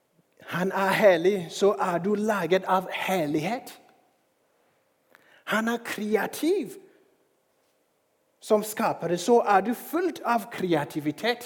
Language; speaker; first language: Norwegian; non-native, fluent; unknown